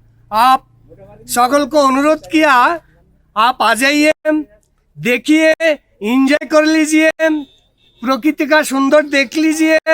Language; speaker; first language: Hindi; non-native, local second language; Bangla